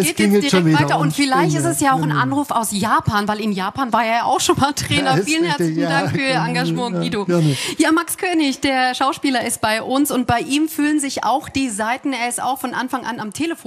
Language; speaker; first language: German; native; German